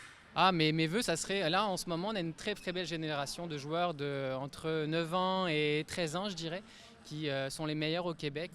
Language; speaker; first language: French; native; French